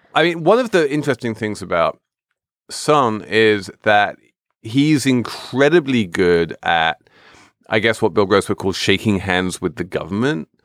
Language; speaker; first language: English; native; English